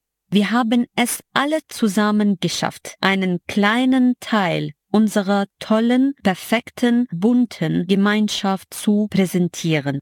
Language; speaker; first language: German; non-native, fluent; Arabic